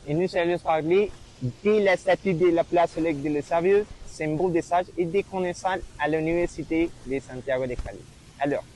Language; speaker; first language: French; non-native, learner; Spanish